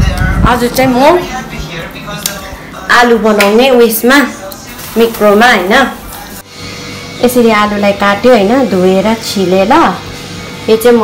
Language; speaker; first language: Hebrew; non-native, learner; Nepali